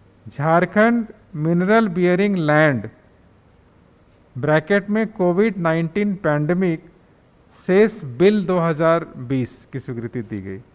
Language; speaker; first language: Hindi; native; Hindi